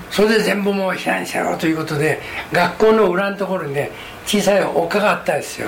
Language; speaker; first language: Japanese; non-native, local second language; Korean